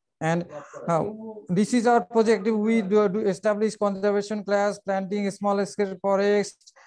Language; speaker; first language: English; non-native, local second language; Bangla